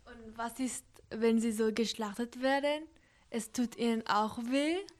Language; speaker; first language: German; non-native, learner; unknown